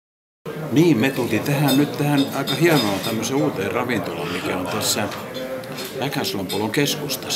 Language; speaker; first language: Finnish; native; Finnish